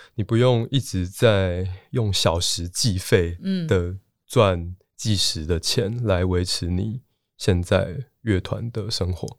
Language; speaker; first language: Chinese; native; Chinese